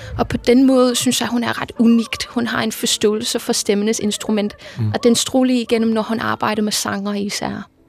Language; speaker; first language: Danish; non-native, fluent; English